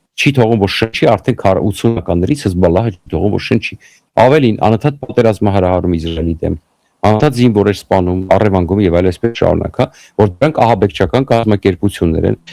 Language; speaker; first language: Armenian; native; Armenian